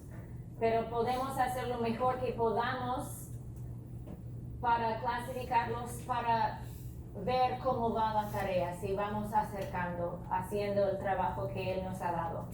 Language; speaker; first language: Spanish; non-native, fluent; English